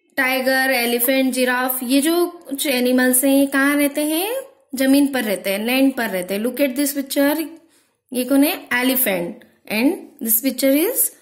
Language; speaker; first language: Hindi; native; Hindi